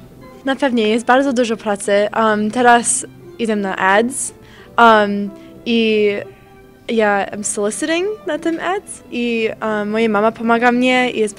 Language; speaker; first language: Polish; early bilingual, heritage; Polish